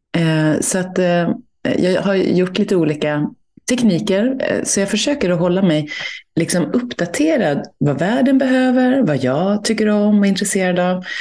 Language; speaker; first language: Swedish; native; Swedish